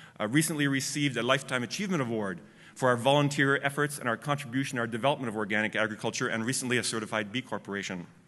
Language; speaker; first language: English; native; English